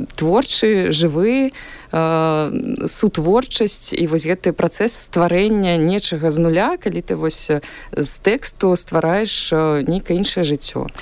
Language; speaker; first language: Belarusian; non-native, local second language; Russian